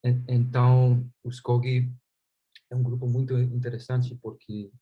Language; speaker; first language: Portuguese; non-native, fluent; Spanish